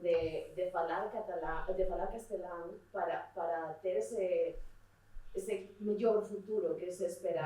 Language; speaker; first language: Galician; non-native, local second language; Spanish